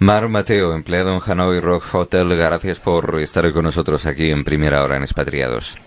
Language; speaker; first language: Spanish; native; Spanish